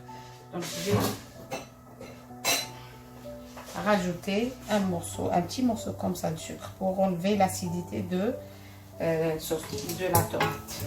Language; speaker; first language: French; non-native, local second language; Arabic